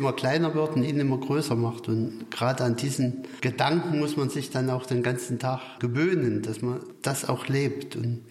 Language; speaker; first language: German; native; German